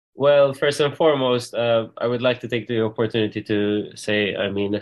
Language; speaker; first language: English; non-native, fluent; Maltese